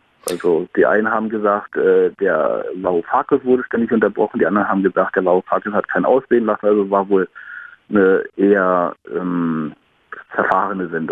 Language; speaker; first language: German; native; German